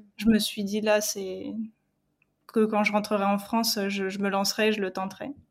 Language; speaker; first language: French; native; French